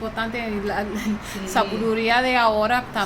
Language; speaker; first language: Spanish; early bilingual, heritage; English